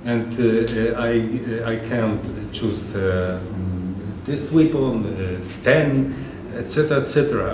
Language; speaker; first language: English; non-native, learner; Polish